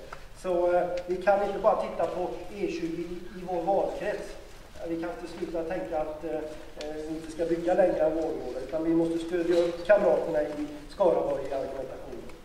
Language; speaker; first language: Swedish; native; Swedish